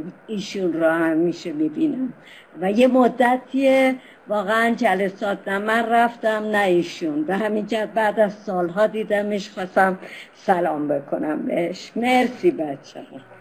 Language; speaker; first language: Persian; native; Persian